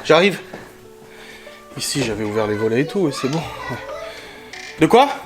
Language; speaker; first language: French; native; French